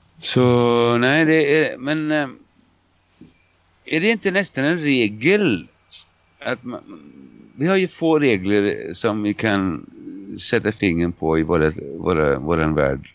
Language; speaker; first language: Swedish; non-native, fluent; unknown